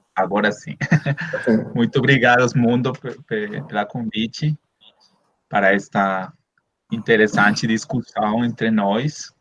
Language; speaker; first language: Portuguese; non-native, fluent; Spanish